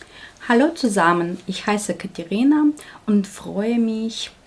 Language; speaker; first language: German; non-native, fluent; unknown